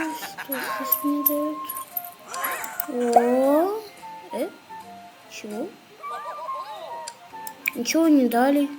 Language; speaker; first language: Russian; non-native, local second language; Kazakh